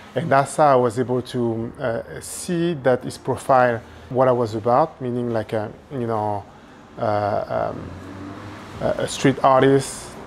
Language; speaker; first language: English; non-native, fluent; French